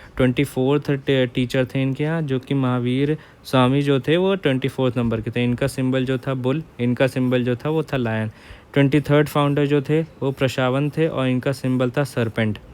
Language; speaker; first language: Hindi; native; Hindi